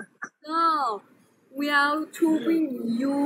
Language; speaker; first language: English; non-native, learner; Chinese